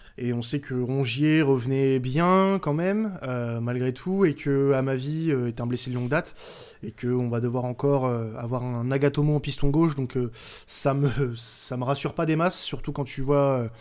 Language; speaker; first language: French; native; French